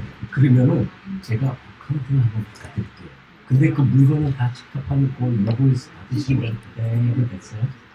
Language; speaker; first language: Korean; native; Korean